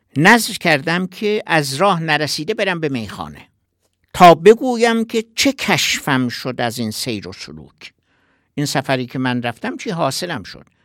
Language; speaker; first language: Persian; non-native, local second language; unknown